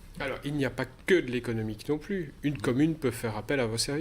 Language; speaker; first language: French; native; French